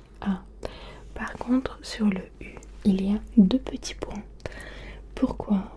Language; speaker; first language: French; early bilingual, other home language; Turkish